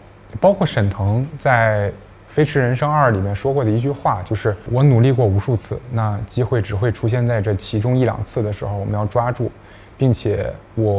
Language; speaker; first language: Chinese; native; Chinese